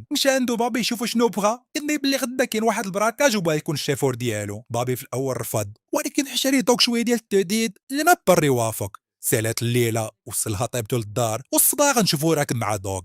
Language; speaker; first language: Arabic; native; Arabic